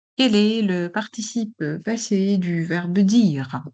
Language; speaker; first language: French; non-native, local second language; Arabic